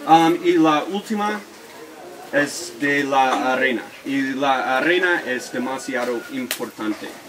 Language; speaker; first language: Spanish; non-native, learner; English